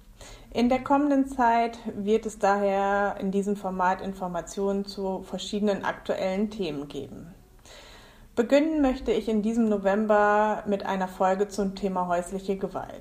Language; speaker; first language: German; native; German